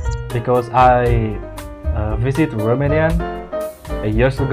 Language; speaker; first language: English; non-native, fluent; Indonesian